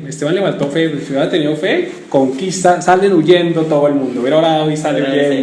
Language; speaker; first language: Spanish; native; Spanish